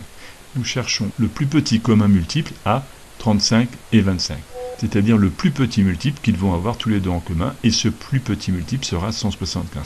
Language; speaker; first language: French; native; French